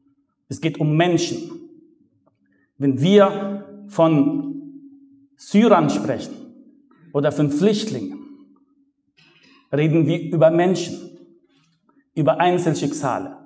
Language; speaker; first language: German; non-native, fluent; Arabic